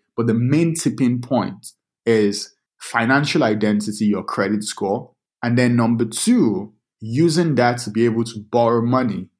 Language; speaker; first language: English; non-native, local second language; Yoruba